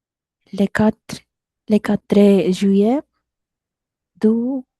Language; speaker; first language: French; non-native, learner; Spanish